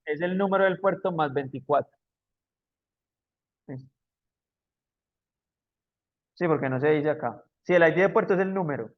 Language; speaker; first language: Spanish; native; Spanish